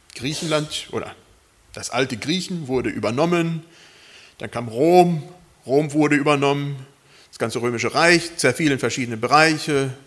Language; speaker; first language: German; early bilingual, other home language; Spanish